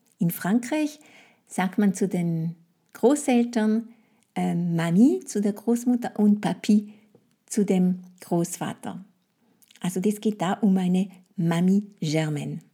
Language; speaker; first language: German; non-native, fluent; French